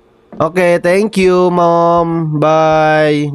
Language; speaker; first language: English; non-native, learner; Indonesian